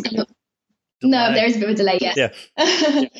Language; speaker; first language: English; early bilingual, other home language; Persian